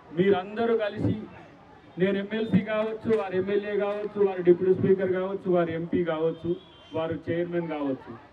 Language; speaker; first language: Telugu; native; Telugu